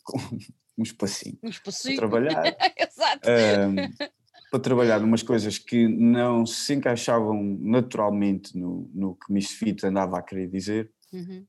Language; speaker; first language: Portuguese; native; Portuguese